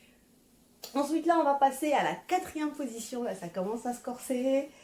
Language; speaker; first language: French; native; French